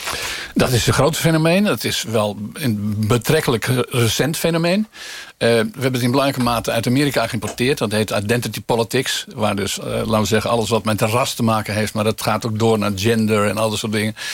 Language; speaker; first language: Dutch; native; Dutch